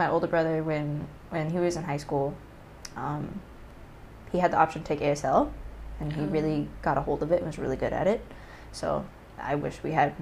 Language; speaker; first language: English; native; English